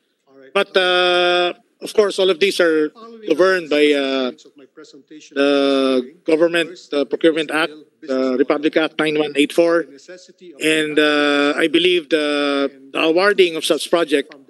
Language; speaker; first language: English; non-native, local second language; Filipino